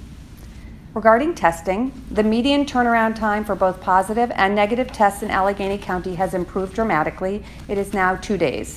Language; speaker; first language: English; native; English